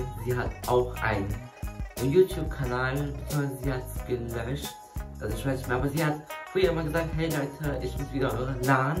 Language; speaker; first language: German; early bilingual, other home language; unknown